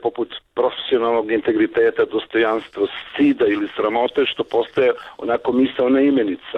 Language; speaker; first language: Serbian; native; Serbian